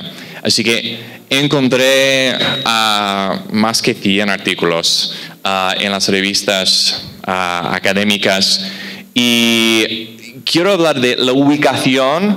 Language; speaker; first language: Spanish; non-native, fluent; English